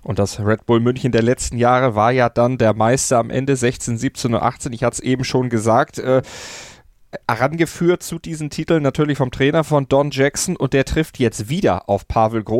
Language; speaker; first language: German; native; German